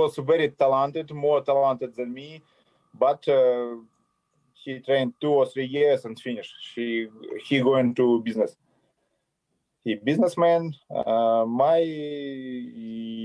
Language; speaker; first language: English; non-native, learner; Ukrainian